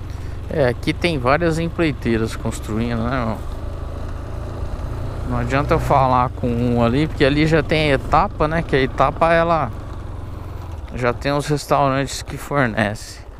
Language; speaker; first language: Portuguese; native; Portuguese